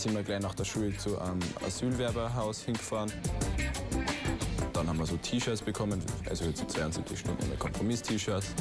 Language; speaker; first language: German; native; German